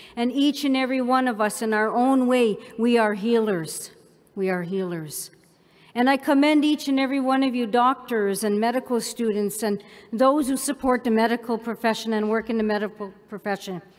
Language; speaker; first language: English; native; English